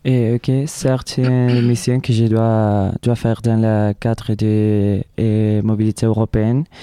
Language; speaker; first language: French; non-native, learner; Spanish